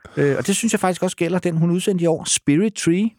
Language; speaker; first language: Danish; native; Danish